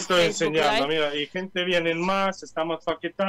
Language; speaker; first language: Spanish; non-native, learner; Ukrainian